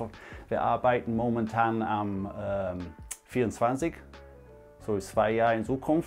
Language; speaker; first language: German; non-native, fluent; English